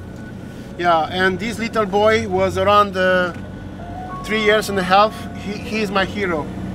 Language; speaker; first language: English; non-native, learner; Romanian